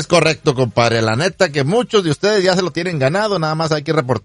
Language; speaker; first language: Spanish; native; Spanish